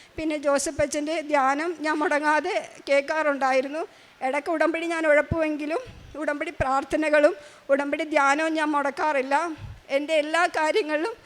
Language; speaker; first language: Malayalam; native; Malayalam